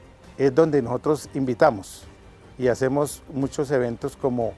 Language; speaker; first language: Spanish; native; Spanish